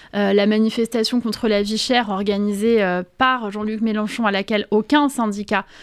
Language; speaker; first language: French; native; French